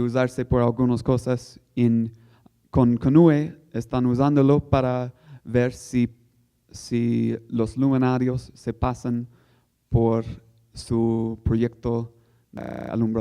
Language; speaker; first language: Spanish; non-native, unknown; English